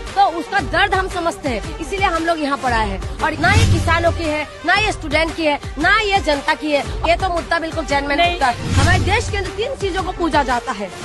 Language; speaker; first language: Hindi; non-native, local second language; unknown